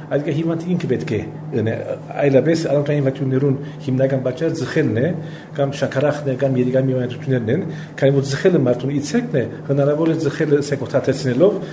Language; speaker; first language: Armenian; early bilingual, heritage; Armenian